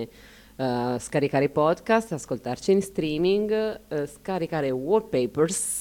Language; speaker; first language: Italian; native; Italian